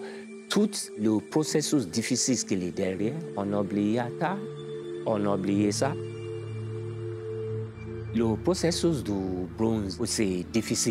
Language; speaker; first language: French; non-native, learner; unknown